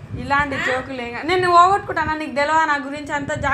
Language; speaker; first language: Telugu; native; Telugu